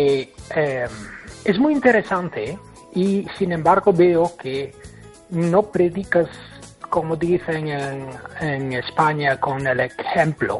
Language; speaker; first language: Spanish; non-native, fluent; English